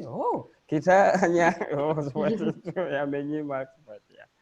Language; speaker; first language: Indonesian; non-native, learner; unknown